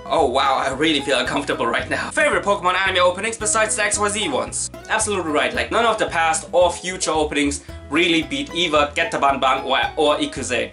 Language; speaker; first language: English; non-native, fluent; German